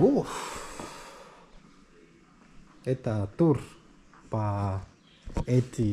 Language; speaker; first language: Russian; non-native, learner; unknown